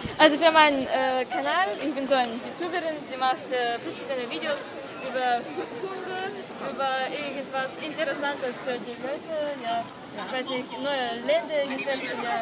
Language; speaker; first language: German; non-native, learner; Russian